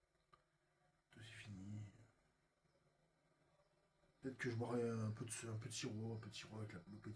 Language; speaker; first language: French; native; French